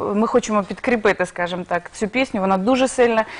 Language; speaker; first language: Ukrainian; native; Ukrainian